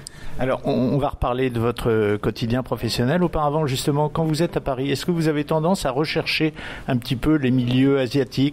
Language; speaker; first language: French; native; French